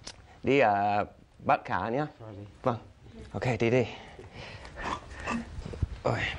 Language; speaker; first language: Vietnamese; non-native, learner; English